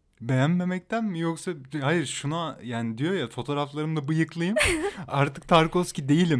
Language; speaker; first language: Turkish; native; Turkish